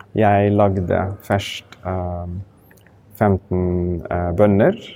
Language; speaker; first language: Norwegian; non-native, fluent; Arabic